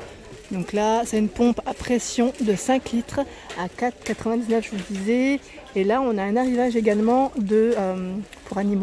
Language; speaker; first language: French; native; French